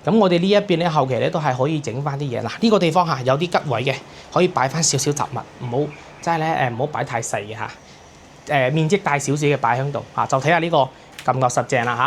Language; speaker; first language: Cantonese; native; Cantonese